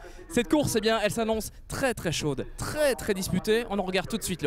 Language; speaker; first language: French; native; French